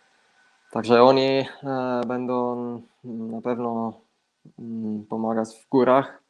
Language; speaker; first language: Polish; non-native, fluent; Italian